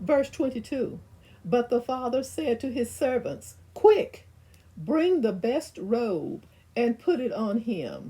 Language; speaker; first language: English; native; English